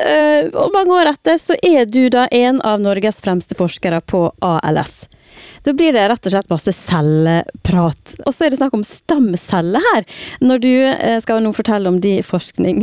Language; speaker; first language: Norwegian; native; Norwegian